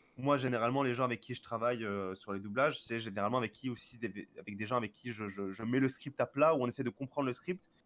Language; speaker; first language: French; native; French